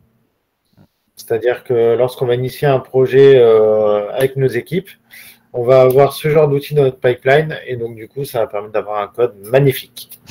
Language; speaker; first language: French; native; French